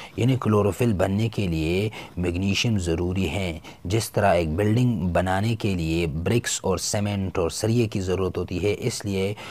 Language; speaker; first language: Urdu; non-native, local second language; Pashto